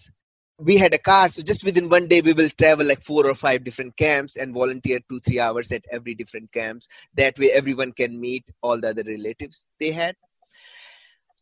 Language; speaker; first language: English; non-native, local second language; Hindi